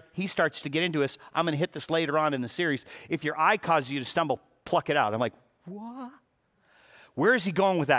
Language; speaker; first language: English; native; English